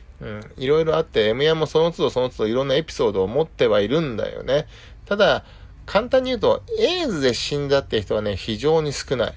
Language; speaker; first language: Japanese; native; Japanese